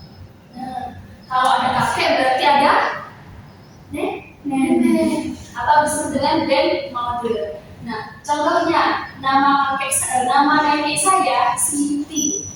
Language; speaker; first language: Indonesian; native; Indonesian